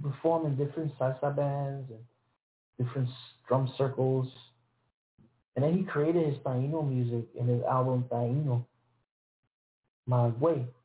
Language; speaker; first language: English; early bilingual, other home language; Spanish